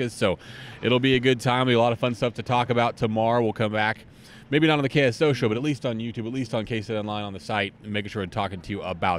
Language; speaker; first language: English; native; English